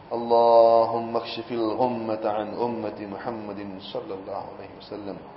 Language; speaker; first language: Arabic; non-native, fluent; Gujarati